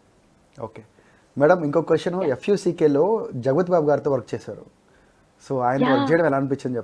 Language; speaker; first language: Telugu; native; Telugu